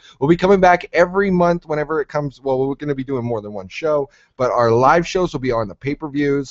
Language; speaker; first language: English; native; English